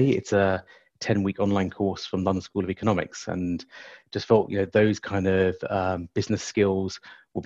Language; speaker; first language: English; native; English